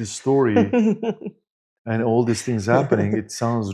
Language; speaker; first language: English; non-native, fluent; Turkish